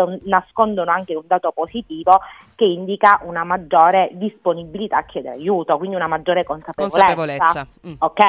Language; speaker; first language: Italian; native; Italian